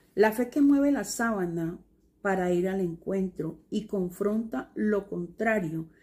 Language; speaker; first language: Spanish; native; Spanish